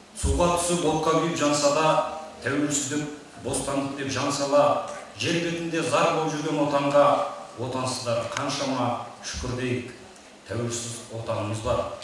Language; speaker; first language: Kazakh; early bilingual, heritage; Kazakh